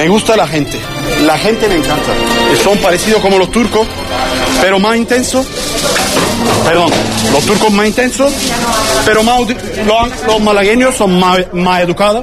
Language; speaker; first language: Spanish; non-native, learner; Turkish